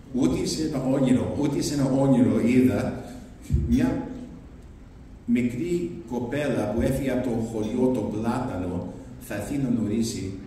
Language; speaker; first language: Greek; early bilingual, heritage; Greek